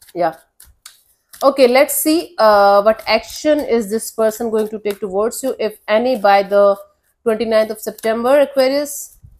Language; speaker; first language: English; non-native, local second language; Hindi